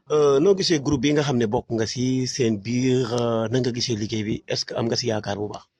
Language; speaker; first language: Wolof; non-native, local second language; Serer